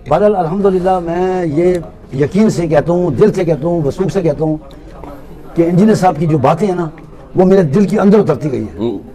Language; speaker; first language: Urdu; non-native, local second language; Punjabi